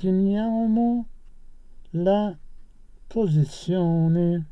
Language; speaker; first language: Italian; non-native, fluent; Persian